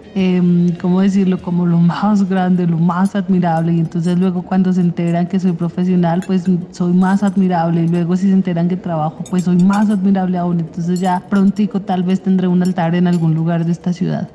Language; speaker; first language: Spanish; native; Spanish